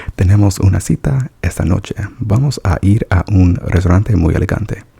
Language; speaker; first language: Spanish; non-native, learner; English